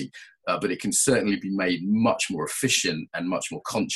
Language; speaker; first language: English; native; English